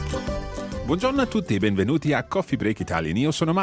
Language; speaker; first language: Italian; non-native, fluent; English